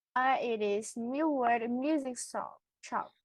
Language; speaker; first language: English; non-native, learner; Vietnamese